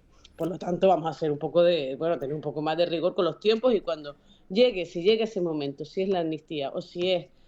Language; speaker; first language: Spanish; native; Spanish